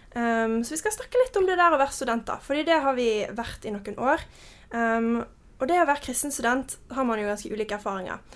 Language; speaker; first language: Norwegian; early bilingual, heritage; Norwegian